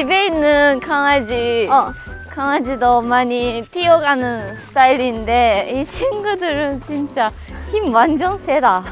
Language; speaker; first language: Korean; non-native, fluent; Japanese